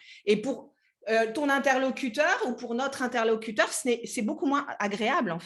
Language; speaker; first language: French; native; French